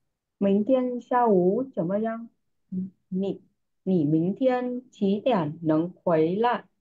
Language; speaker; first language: Chinese; non-native, learner; Vietnamese